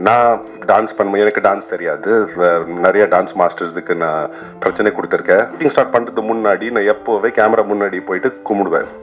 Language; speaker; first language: Tamil; non-native, fluent; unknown